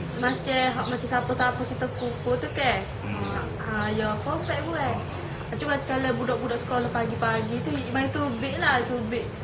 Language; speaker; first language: Malay; native; Malay